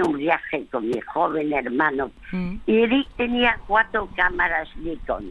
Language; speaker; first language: Spanish; early bilingual, other home language; French